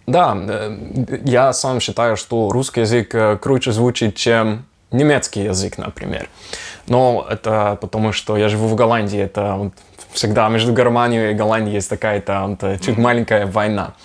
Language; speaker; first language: Russian; non-native, fluent; Dutch